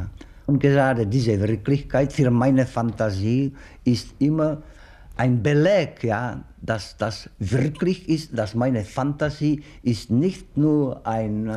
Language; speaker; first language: German; non-native, fluent; Czech